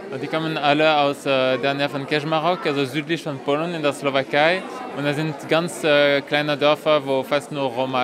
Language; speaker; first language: German; non-native, fluent; French